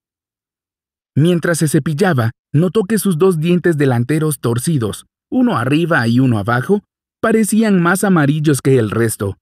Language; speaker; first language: Spanish; native; Spanish